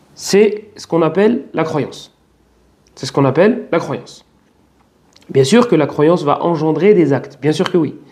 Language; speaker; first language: French; native; French